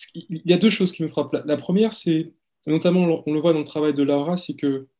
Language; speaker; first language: French; native; French